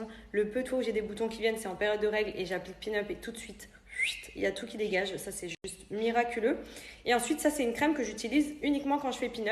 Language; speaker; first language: French; native; French